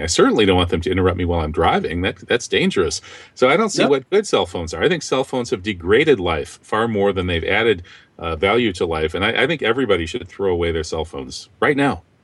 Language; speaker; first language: English; native; English